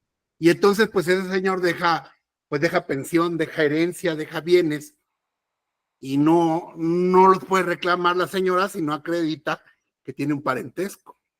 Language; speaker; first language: Spanish; native; Spanish